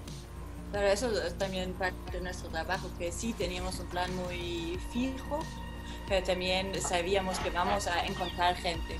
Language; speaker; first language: Spanish; non-native, fluent; German